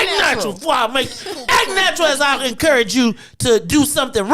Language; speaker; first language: English; native; English